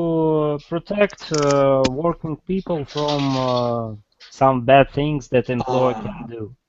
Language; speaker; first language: English; non-native, fluent; Russian